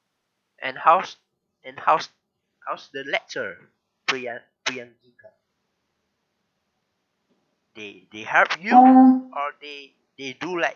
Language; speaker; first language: English; non-native, learner; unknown